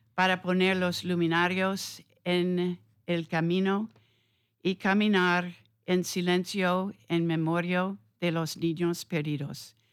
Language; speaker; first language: Spanish; non-native, fluent; English